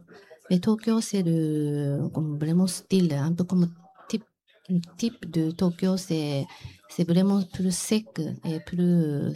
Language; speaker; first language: French; non-native, learner; Japanese